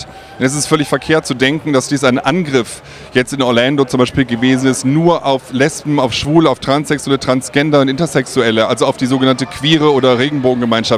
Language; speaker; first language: German; native; German